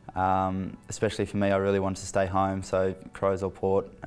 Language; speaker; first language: English; native; English